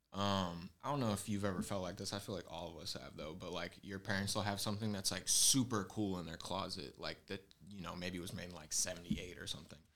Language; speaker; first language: English; native; English